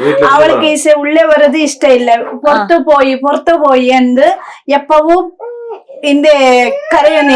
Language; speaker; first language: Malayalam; non-native, learner; Tamil